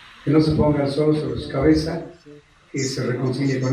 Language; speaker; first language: Spanish; native; Spanish